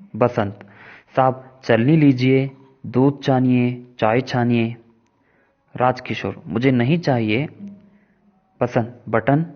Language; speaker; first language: Hindi; non-native, local second language; Kannada